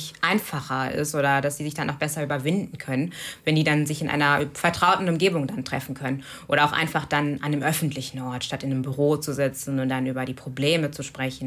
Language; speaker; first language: German; native; German